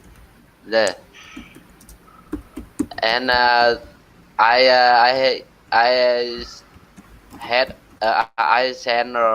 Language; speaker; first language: English; non-native, learner; Vietnamese